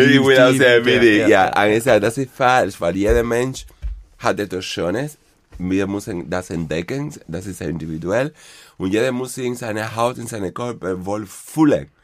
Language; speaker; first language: German; non-native, fluent; Spanish